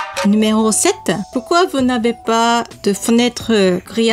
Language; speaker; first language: French; non-native, learner; Japanese